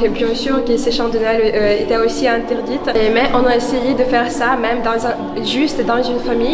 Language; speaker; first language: French; non-native, fluent; Ukrainian